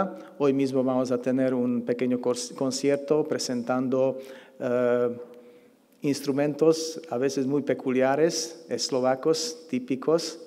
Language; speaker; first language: Spanish; non-native, fluent; Slovak